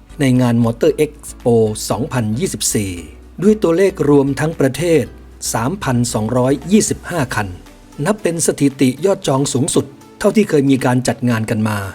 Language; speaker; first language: Thai; native; Thai